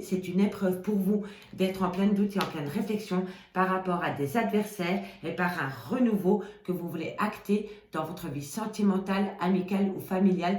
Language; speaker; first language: French; native; French